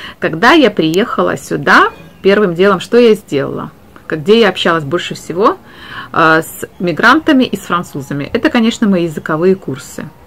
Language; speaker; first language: Russian; native; Russian